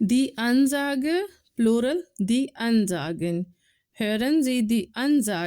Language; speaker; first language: German; non-native, fluent; Urdu